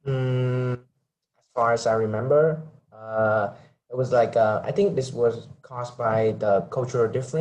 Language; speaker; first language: English; non-native, fluent; Vietnamese